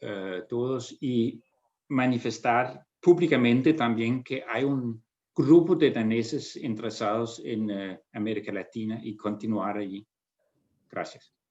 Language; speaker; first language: Spanish; non-native, fluent; Danish